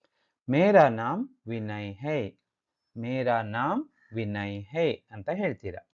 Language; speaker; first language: Hindi; non-native, local second language; Kannada